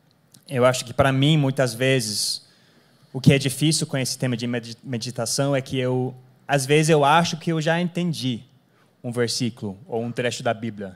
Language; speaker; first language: Portuguese; non-native, fluent; English